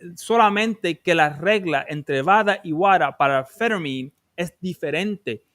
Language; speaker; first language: Spanish; early bilingual, other home language; English